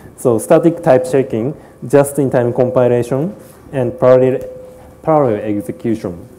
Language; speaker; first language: English; non-native, learner; Japanese